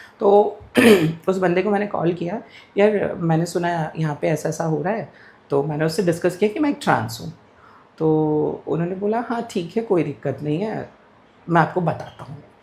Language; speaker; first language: Hindi; non-native, local second language; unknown